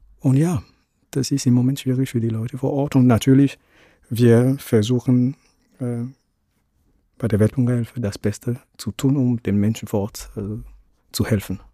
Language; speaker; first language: German; non-native, fluent; Ewe